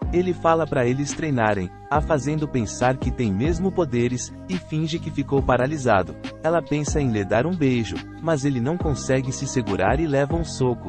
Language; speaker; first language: Portuguese; native; Portuguese